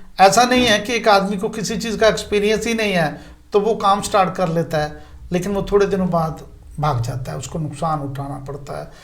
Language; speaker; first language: Urdu; non-native, local second language; Punjabi